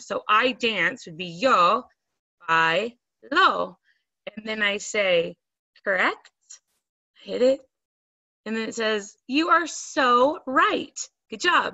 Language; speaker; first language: English; native; English